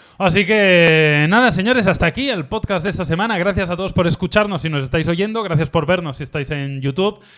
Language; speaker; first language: Spanish; native; Spanish